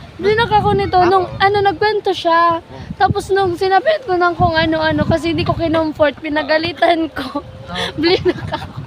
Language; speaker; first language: Filipino; non-native, local second language; Bikol